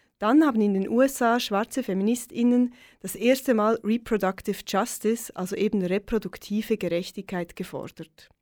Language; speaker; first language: German; native; German